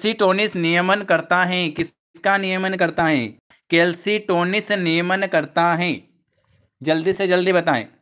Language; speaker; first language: Hindi; native; Hindi